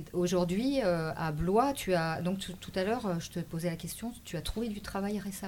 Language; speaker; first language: French; native; French